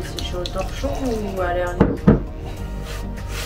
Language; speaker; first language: French; native; French